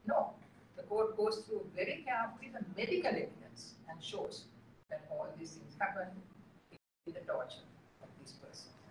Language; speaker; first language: English; non-native, local second language; Sinhala